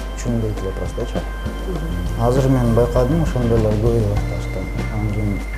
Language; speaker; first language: Kyrgyz; non-native, local second language; Russian